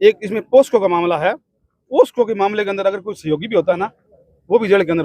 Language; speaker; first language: Hindi; native; Hindi